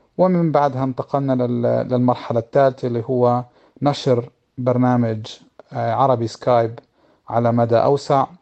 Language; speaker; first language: Arabic; native; Arabic